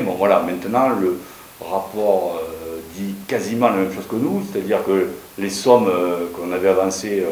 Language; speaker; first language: French; native; French